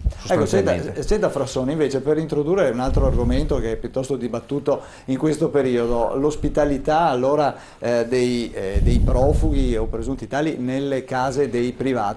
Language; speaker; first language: Italian; native; Italian